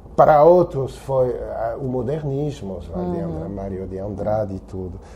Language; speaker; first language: Portuguese; non-native, fluent; French